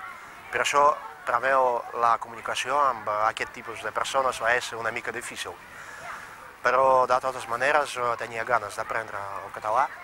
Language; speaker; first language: Catalan; non-native, fluent; Russian